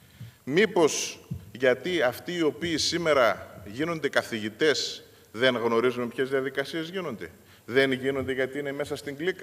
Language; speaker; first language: Greek; native; Greek